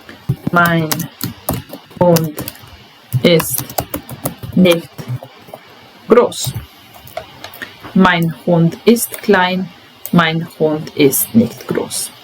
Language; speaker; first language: German; non-native, fluent; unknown